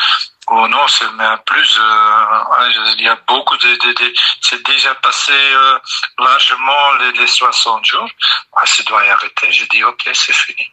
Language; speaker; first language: French; non-native, learner; Dutch